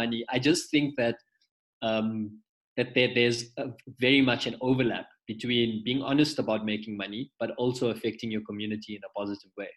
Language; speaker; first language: English; native; English